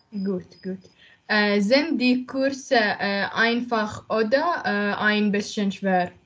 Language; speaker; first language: German; non-native, learner; Arabic